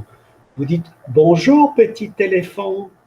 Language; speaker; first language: French; non-native, fluent; English